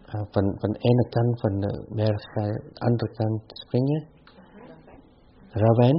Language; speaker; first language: Dutch; non-native, fluent; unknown